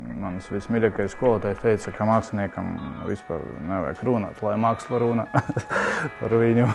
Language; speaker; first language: Latvian; non-native, local second language; Russian